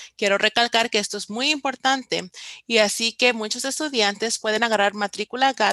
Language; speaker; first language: Spanish; early bilingual, heritage; Spanish